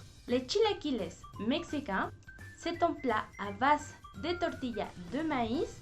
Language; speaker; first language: French; non-native, fluent; Spanish